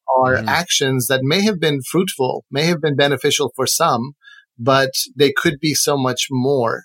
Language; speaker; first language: English; non-native, fluent; Persian